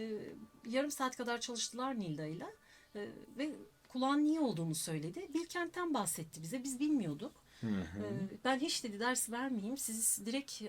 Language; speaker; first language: Turkish; native; Turkish